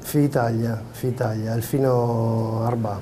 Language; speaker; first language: Arabic; non-native, learner; Italian